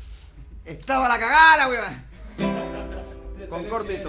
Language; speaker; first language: Spanish; native; Spanish